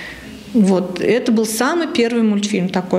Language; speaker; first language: Russian; native; Russian